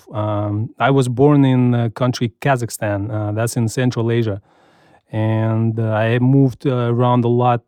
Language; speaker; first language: English; non-native, fluent; Russian